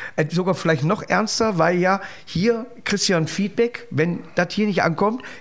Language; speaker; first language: German; native; German